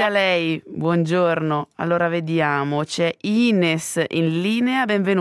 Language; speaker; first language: Italian; native; Italian